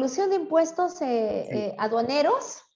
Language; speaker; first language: Spanish; native; Spanish